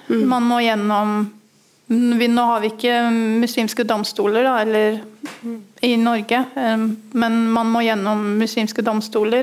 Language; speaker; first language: Norwegian; early bilingual, other home language; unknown